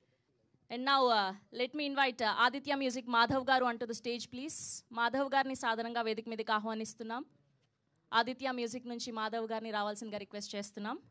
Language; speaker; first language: Telugu; native; Telugu